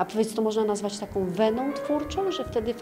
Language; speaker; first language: Polish; native; Polish